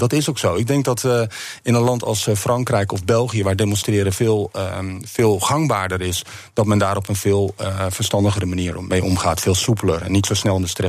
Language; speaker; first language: Dutch; native; Dutch